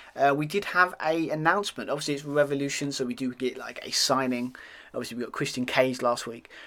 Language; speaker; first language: English; native; English